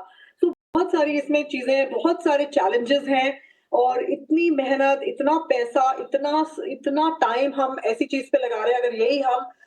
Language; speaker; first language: Hindi; native; Hindi